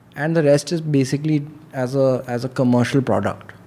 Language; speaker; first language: English; non-native, local second language; Hindi